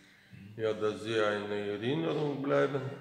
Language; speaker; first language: German; non-native, learner; Russian